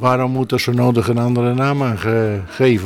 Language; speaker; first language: Dutch; native; Dutch